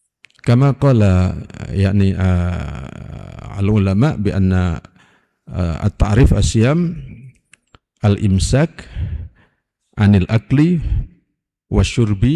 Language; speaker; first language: Arabic; non-native, fluent; Indonesian